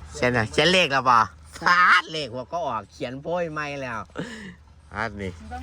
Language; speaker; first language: Thai; native; Thai